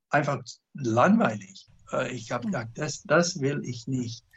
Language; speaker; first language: German; non-native, fluent; English